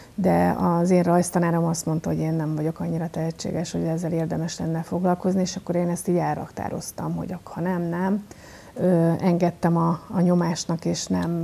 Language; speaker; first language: Hungarian; native; Hungarian